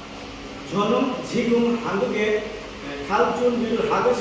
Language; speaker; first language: Korean; non-native, learner; Bangla